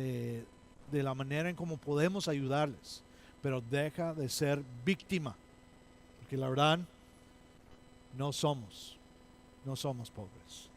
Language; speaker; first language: Spanish; non-native, fluent; English